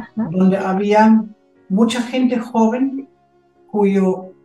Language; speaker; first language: Spanish; non-native, fluent; German